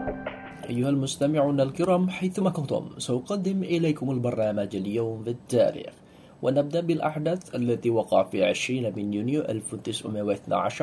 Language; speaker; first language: Arabic; non-native, fluent; Indonesian